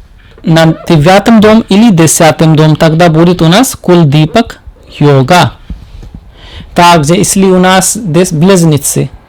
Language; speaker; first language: Russian; non-native, learner; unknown